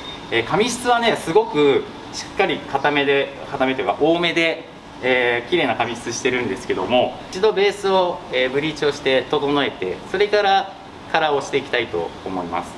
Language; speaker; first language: Japanese; native; Japanese